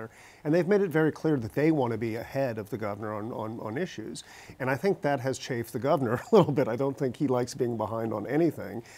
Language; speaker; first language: English; native; English